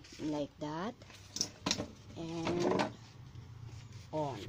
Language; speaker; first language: English; non-native, local second language; Filipino